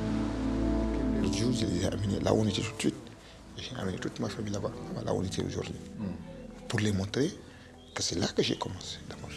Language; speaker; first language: French; non-native, local second language; Fula